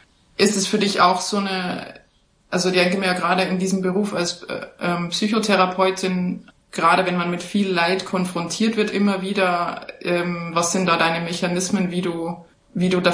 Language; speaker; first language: German; native; German